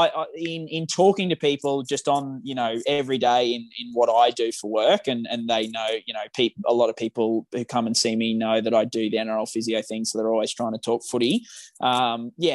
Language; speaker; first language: English; native; English